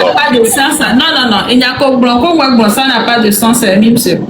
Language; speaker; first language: French; non-native, local second language; Ewe